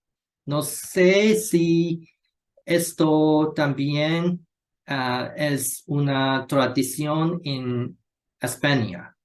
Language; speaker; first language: Spanish; non-native, learner; Chinese